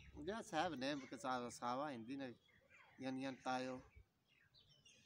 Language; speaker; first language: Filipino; non-native, learner; Punjabi